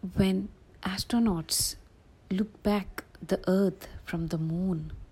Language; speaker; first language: English; non-native, local second language; Telugu